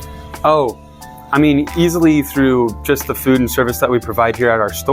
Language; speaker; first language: English; native; English